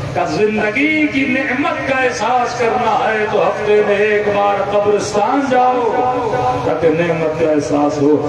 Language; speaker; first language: Urdu; non-native, local second language; Sindhi